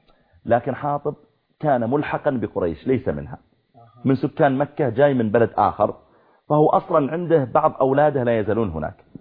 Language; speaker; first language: Arabic; native; Arabic